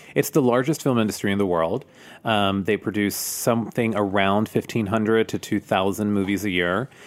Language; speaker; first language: English; native; English